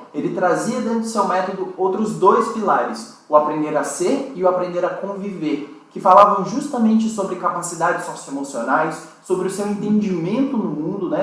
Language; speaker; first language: Portuguese; native; Portuguese